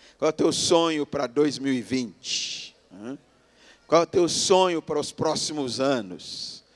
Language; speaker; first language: Portuguese; non-native, fluent; English